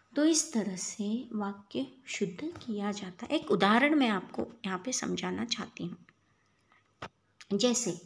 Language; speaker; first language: Hindi; non-native, local second language; Kannada